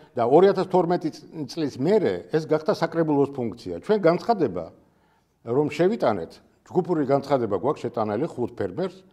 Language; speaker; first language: Georgian; native; Georgian